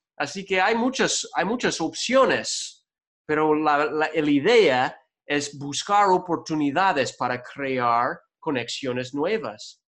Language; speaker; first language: Spanish; non-native, fluent; English